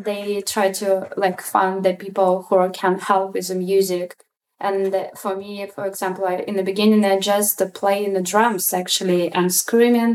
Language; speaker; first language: English; non-native, learner; Russian